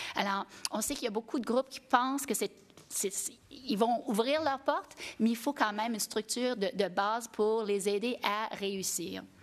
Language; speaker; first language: French; non-native, fluent; English